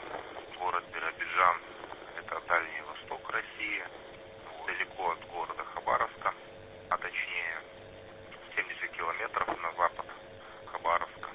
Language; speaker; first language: Russian; native; Russian